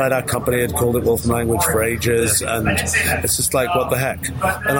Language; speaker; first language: English; native; English